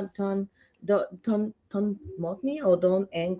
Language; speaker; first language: English; non-native, learner; Spanish